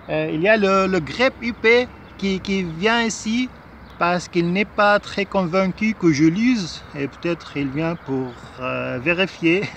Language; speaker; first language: French; non-native, fluent; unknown